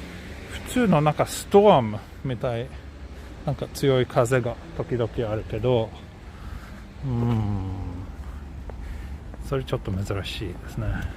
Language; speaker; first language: Japanese; non-native, fluent; Swedish